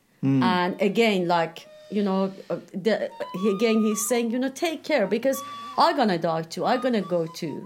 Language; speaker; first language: English; non-native, fluent; Persian